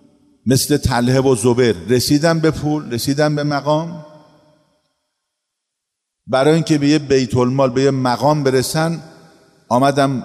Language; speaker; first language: Persian; native; Persian